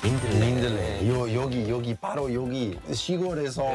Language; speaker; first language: Korean; non-native, fluent; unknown